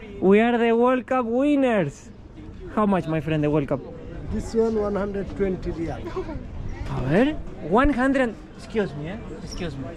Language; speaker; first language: English; non-native, learner; Spanish